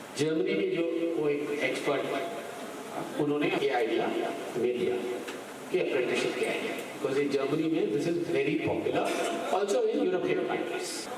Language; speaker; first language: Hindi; non-native, local second language; Tamil